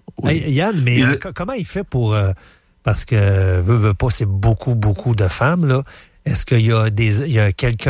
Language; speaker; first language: French; native; French